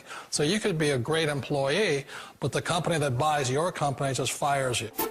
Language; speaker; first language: English; native; English